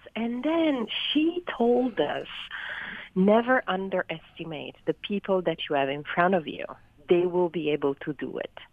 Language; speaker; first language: English; non-native, fluent; Italian